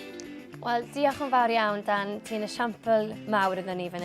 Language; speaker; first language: Welsh; native; Welsh